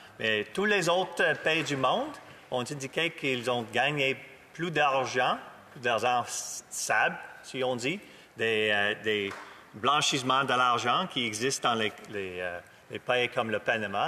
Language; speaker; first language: French; non-native, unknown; English